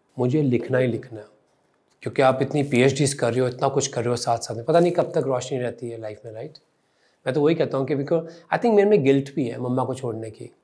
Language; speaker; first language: Hindi; non-native, local second language; Punjabi